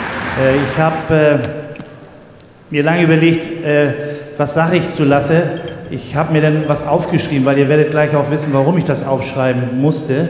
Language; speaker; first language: German; native; German